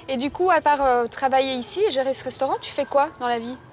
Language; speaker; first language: French; native; French